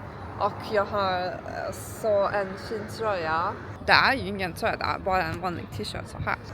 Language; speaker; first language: Swedish; non-native, learner; Turkish